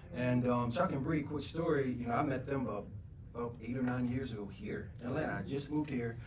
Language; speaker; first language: English; native; English